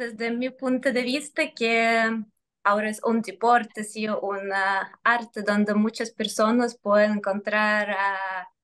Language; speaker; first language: Spanish; non-native, fluent; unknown